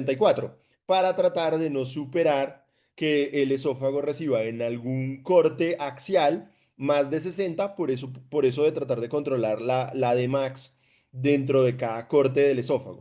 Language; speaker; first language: Spanish; native; Spanish